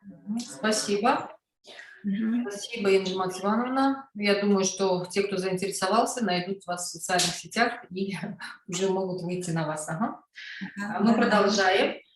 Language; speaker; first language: Russian; native; Russian